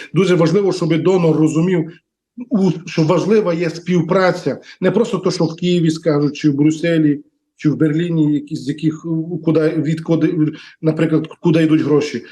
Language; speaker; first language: Ukrainian; non-native, local second language; Romany